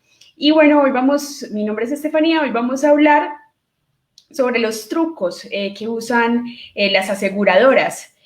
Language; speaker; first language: Spanish; native; Spanish